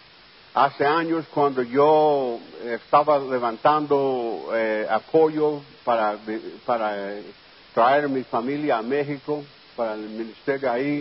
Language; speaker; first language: Spanish; non-native, fluent; English